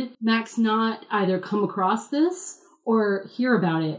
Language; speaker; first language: English; native; English